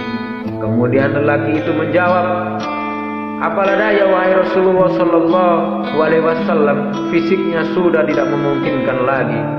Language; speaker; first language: Indonesian; native; Indonesian